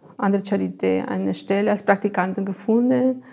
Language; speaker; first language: German; non-native, fluent; Spanish